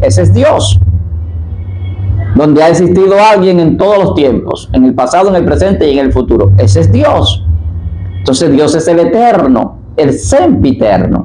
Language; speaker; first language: Spanish; native; Spanish